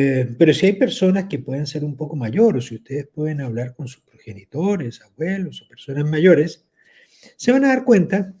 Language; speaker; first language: Spanish; native; Spanish